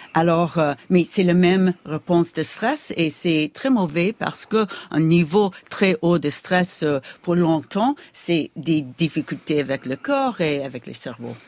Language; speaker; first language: French; non-native, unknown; English